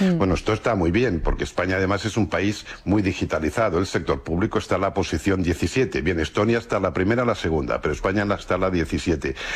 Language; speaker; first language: Spanish; non-native, local second language; Catalan